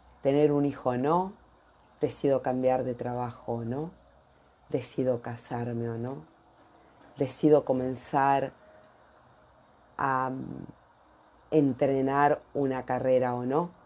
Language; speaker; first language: Spanish; native; Spanish